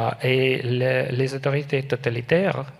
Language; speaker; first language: French; non-native, learner; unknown